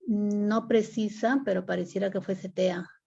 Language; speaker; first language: Spanish; native; Spanish